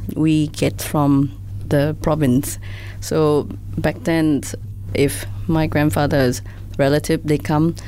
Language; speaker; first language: English; non-native, fluent; Vietnamese